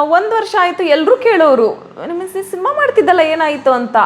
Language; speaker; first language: Kannada; native; Kannada